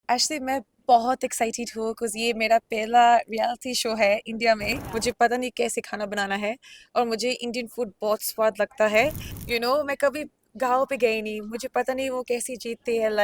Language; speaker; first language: Hindi; non-native, learner; Punjabi